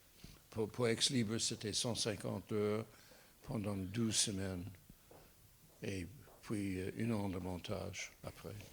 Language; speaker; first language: French; non-native, fluent; English